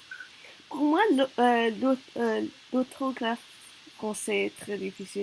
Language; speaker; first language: French; non-native, learner; Korean